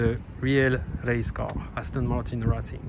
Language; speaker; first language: English; non-native, learner; French